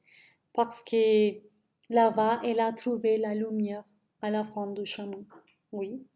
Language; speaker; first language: French; non-native, learner; Spanish